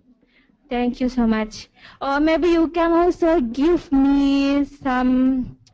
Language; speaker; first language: English; non-native, learner; Indonesian